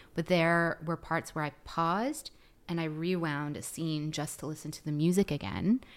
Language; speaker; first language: English; non-native, fluent; Filipino